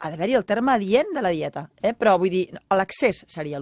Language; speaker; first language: Catalan; native; Catalan